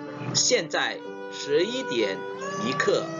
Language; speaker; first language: Chinese; non-native, fluent; Indonesian